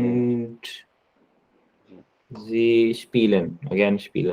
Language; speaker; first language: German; non-native, fluent; Hindi